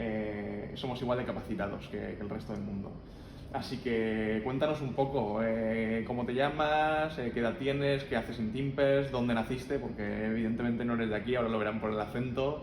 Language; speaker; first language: Spanish; native; Spanish